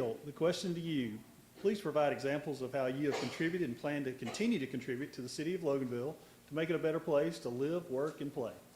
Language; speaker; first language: English; native; English